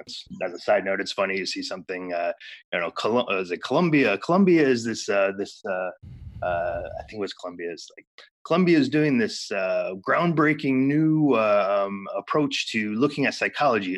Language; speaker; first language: English; native; English